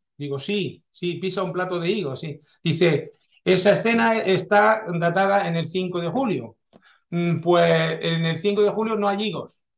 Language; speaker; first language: Spanish; early bilingual, heritage; Spanish